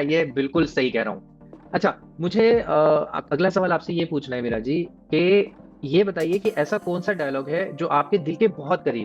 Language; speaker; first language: Hindi; native; Hindi